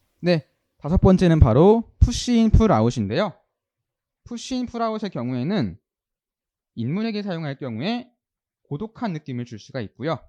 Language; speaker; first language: Korean; native; Korean